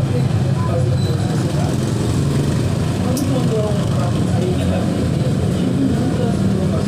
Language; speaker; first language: Portuguese; non-native, learner; Filipino